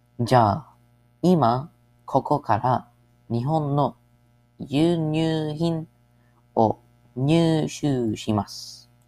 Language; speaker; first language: Japanese; non-native, learner; English